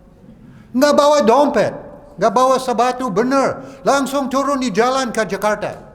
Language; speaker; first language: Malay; non-native, fluent; English